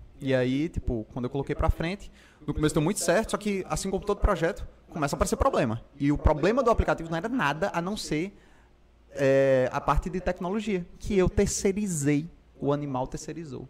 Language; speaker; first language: Portuguese; native; Portuguese